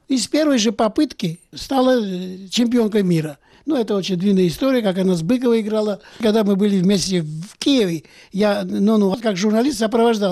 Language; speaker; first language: Russian; non-native, local second language; Georgian